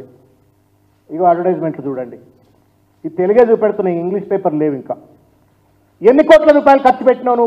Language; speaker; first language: Telugu; native; Telugu